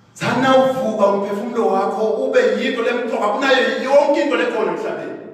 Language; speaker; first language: Zulu; non-native, local second language; Swati